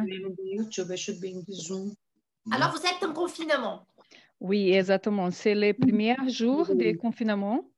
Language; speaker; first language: French; non-native, learner; Portuguese